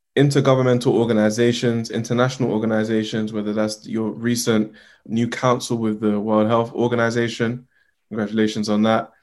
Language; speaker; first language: English; native; English